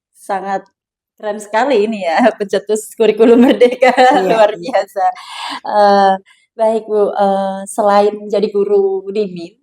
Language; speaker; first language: Indonesian; non-native, local second language; Javanese